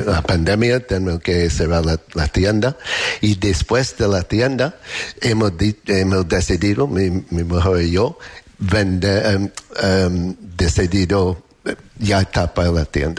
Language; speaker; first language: Spanish; non-native, learner; English